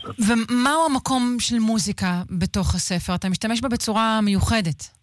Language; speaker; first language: Hebrew; native; Hebrew